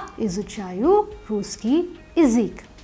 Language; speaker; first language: Russian; non-native, fluent; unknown